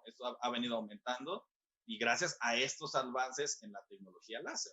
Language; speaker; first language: Spanish; native; Spanish